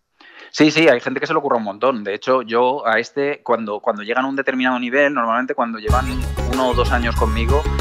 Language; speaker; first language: Spanish; native; Spanish